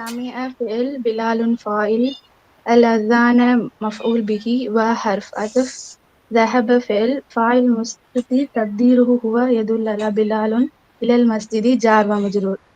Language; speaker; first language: Arabic; non-native, learner; Tamil